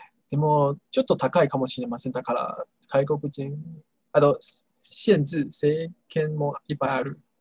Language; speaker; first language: Japanese; non-native, learner; Chinese